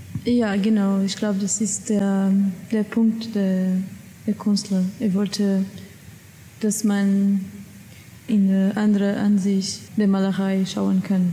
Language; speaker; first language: German; non-native, learner; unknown